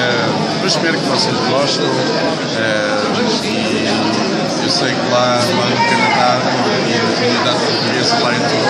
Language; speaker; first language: Portuguese; early bilingual, heritage; English